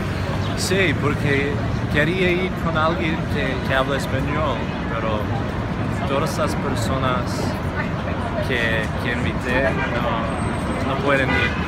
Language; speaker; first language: Spanish; non-native, fluent; English